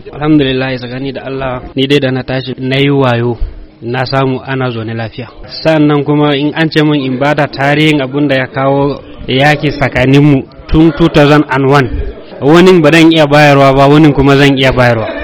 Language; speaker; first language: Hausa; non-native, local second language; Fula